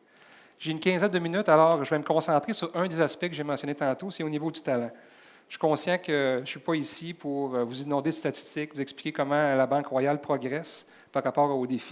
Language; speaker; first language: French; native; French